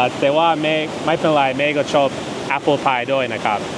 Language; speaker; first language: Thai; non-native, fluent; English